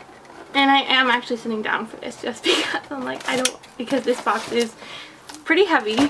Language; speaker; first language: English; native; English